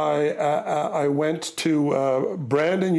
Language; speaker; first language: English; native; English